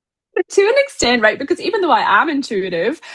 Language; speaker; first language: English; native; English